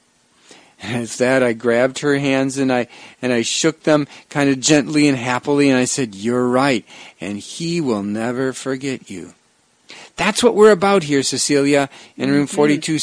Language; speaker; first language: English; native; English